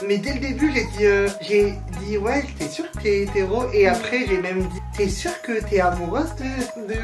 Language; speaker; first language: French; native; French